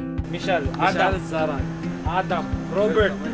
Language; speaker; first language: English; non-native, local second language; Filipino